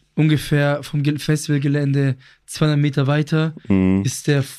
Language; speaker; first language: German; early bilingual, other home language; Greek